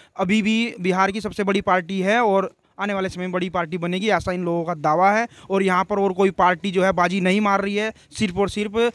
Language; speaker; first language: Hindi; native; Hindi